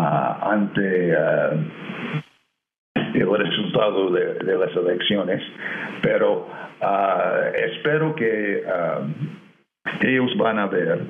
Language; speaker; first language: Spanish; non-native, fluent; English